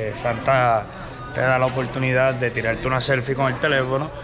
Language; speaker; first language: Spanish; native; Spanish